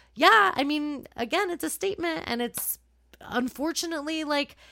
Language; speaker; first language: English; native; English